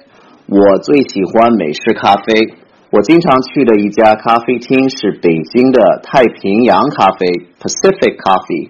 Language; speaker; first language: Chinese; non-native, fluent; English